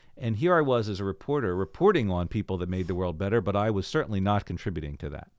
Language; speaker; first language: English; native; English